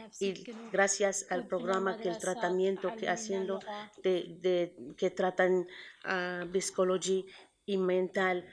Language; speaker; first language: Spanish; non-native, learner; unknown